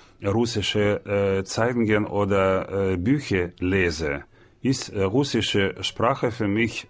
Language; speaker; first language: German; non-native, learner; Russian